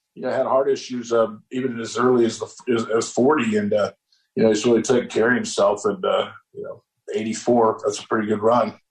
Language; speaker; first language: English; native; English